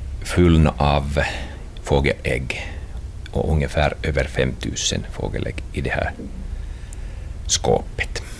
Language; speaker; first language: Swedish; non-native, local second language; Finnish